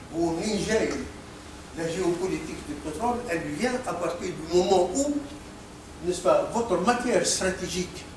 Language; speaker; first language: French; non-native, local second language; Arabic